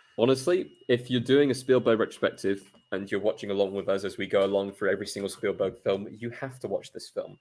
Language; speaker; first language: English; native; English